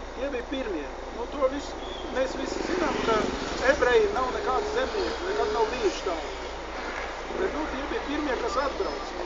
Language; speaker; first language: Latvian; early bilingual, heritage; Latvian